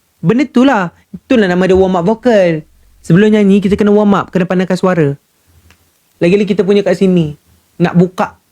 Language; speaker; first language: Malay; native; Malay